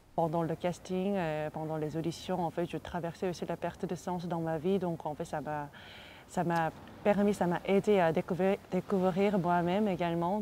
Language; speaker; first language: French; non-native, fluent; Korean